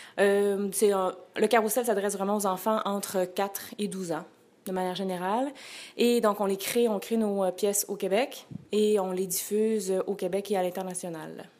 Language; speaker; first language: French; native; French